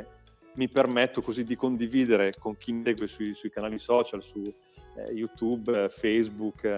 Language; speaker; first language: Italian; native; Italian